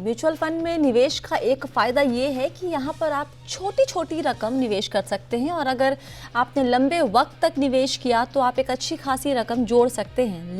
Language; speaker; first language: Hindi; native; Hindi